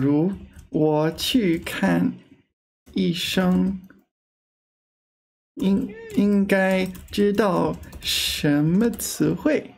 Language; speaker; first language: Chinese; non-native, learner; English